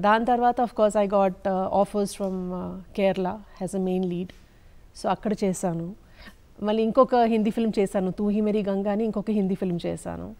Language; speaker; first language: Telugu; non-native, local second language; Malayalam